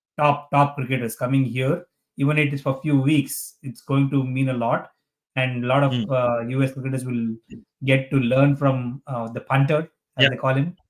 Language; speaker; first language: English; non-native, local second language; Hindi